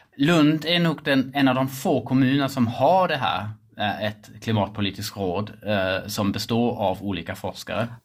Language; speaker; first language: Swedish; non-native, fluent; German